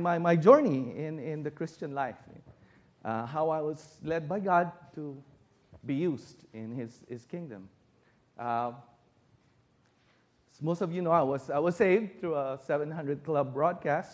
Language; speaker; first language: English; non-native, local second language; Filipino